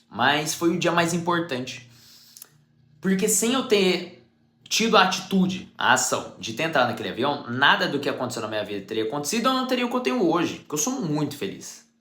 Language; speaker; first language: Portuguese; native; Portuguese